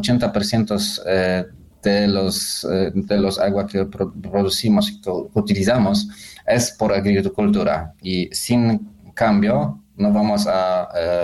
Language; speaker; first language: Spanish; non-native, fluent; Polish